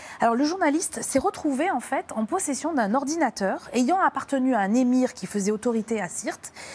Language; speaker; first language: French; native; French